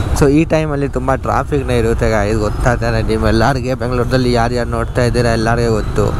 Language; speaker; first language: Kannada; non-native, local second language; Hindi